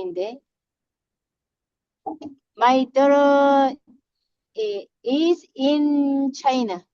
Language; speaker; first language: English; non-native, learner; Korean